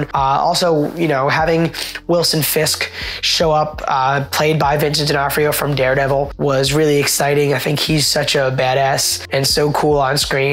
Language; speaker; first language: English; native; English